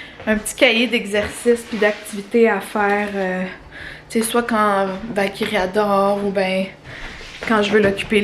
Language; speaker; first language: French; native; French